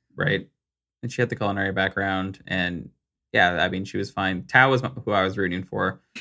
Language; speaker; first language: English; native; English